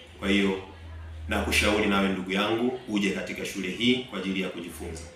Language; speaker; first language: Swahili; native; Swahili